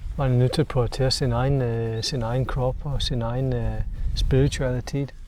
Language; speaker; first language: Danish; non-native, fluent; English